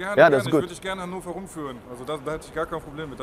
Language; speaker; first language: German; native; German